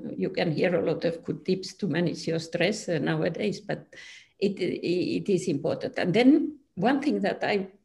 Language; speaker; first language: English; non-native, fluent; Finnish